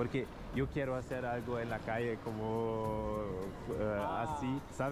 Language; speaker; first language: Spanish; non-native, fluent; German